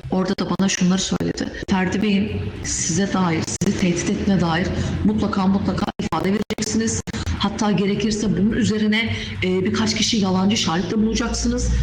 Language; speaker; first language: Turkish; native; Turkish